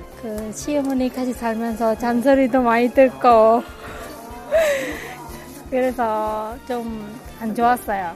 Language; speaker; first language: Korean; non-native, learner; Khmer